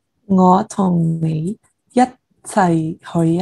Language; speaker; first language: Cantonese; non-native, learner; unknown